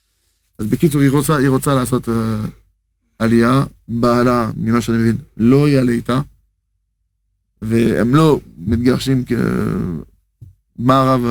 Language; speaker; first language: Hebrew; non-native, fluent; French